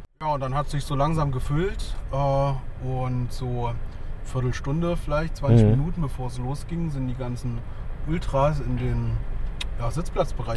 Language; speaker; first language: German; native; German